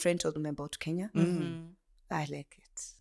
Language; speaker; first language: English; non-native, local second language; Kinyarwanda